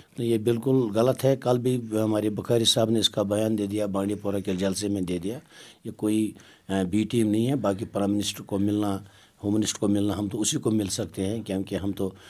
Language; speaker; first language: Hindi; non-native, local second language; Kashmiri